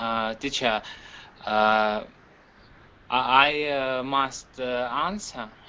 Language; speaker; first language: English; non-native, learner; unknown